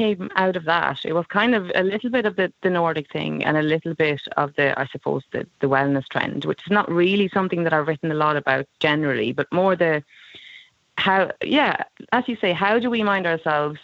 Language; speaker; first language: English; non-native, fluent; Swedish